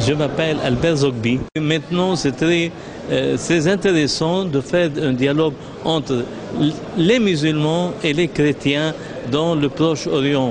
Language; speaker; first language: French; non-native, local second language; Arabic